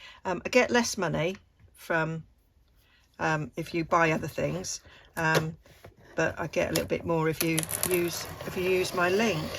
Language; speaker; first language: English; native; English